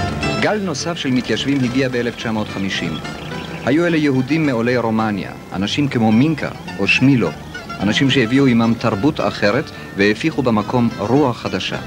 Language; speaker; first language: Hebrew; native; Hebrew